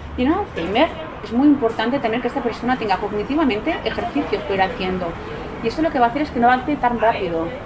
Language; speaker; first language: Spanish; non-native, local second language; Catalan